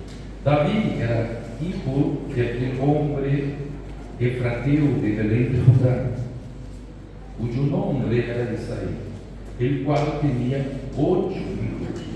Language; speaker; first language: Spanish; non-native, fluent; Portuguese